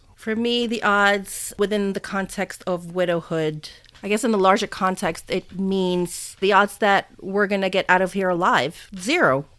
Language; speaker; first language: English; non-native, local second language; Filipino